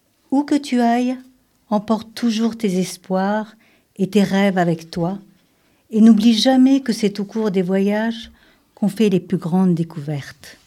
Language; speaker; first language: French; native; French